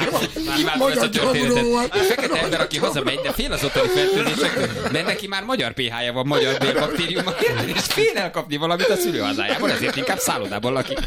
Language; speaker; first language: Hungarian; native; Hungarian